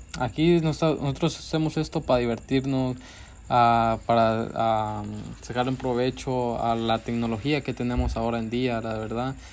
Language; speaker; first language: Spanish; early bilingual, heritage; Spanish